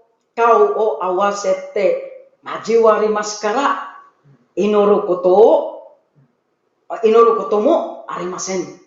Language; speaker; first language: Japanese; non-native, learner; Filipino